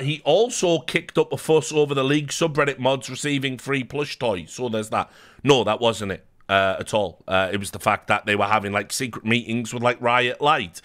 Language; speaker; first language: English; native; English